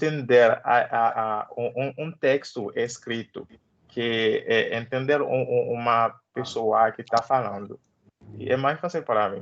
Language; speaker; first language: Portuguese; non-native, learner; Haitian Creole